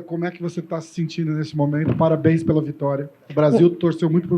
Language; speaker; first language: Portuguese; native; Portuguese